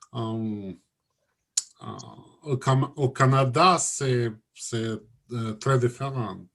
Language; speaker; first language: French; non-native, learner; Russian